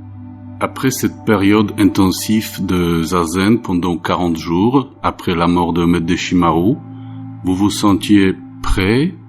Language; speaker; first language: French; non-native, fluent; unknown